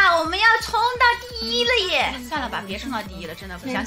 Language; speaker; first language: Chinese; native; Chinese